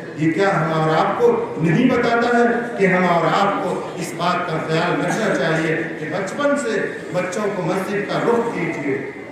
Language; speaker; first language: Urdu; native; Urdu